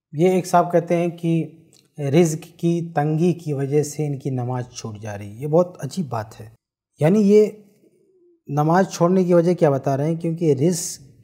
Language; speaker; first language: Hindi; native; Hindi